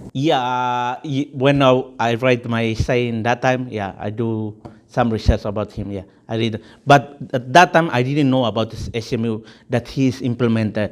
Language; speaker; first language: English; non-native, fluent; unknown